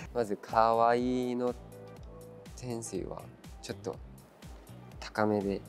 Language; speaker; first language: Japanese; non-native, fluent; Korean